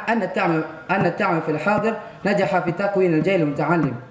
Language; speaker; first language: Arabic; non-native, learner; Indonesian